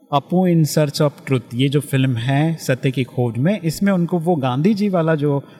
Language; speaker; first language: Hindi; native; Hindi